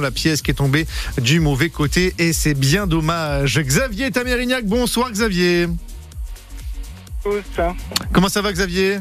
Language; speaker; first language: French; native; French